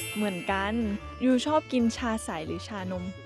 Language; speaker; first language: Thai; native; Thai